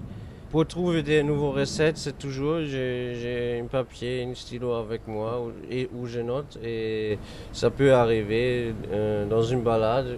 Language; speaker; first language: French; non-native, fluent; German